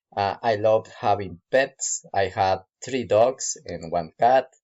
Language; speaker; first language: English; non-native, learner; Spanish